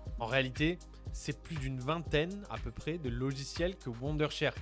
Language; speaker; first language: French; native; French